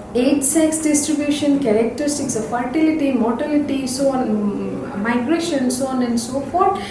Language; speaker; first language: English; non-native, local second language; Assamese